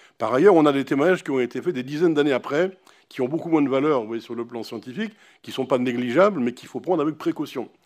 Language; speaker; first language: French; native; French